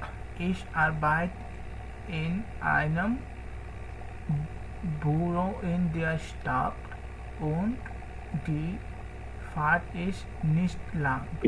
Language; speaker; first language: German; non-native, learner; Bangla